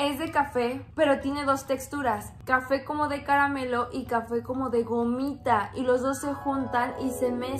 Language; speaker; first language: Spanish; native; Spanish